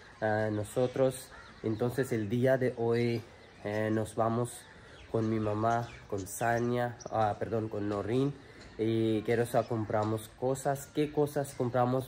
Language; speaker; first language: Spanish; non-native, learner; Urdu